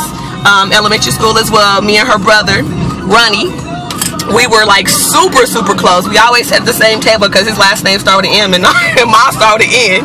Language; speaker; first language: English; native; English